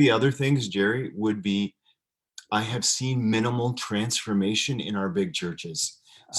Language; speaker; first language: English; native; English